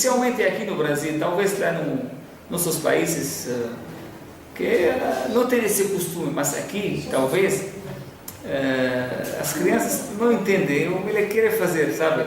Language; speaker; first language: Portuguese; non-native, fluent; Arabic